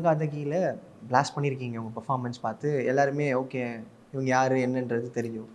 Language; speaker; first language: Tamil; native; Tamil